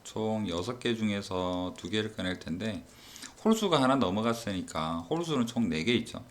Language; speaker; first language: Korean; native; Korean